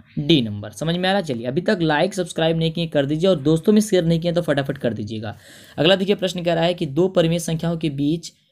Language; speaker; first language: Hindi; native; Hindi